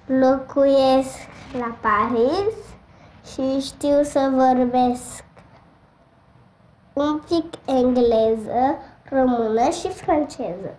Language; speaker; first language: Romanian; early bilingual, heritage; Romanian